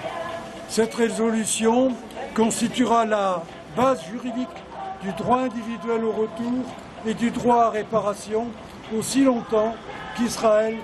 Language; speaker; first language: French; native; French